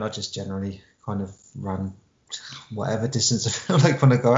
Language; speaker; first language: English; native; English